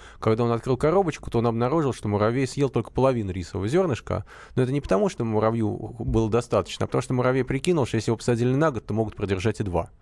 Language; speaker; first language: Russian; native; Russian